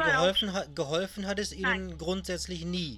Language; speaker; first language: German; native; German